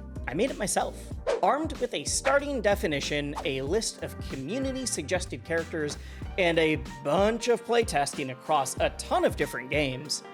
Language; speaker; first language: English; native; English